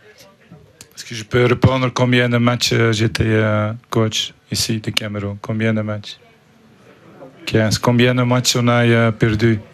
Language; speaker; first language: French; non-native, fluent; Dutch